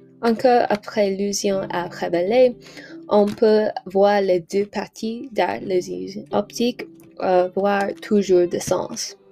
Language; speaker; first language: French; non-native, learner; English